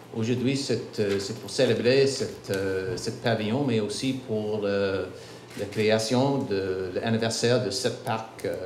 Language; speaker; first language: French; non-native, local second language; English